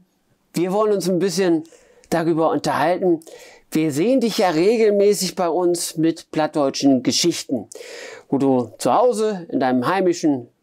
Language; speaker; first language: German; native; German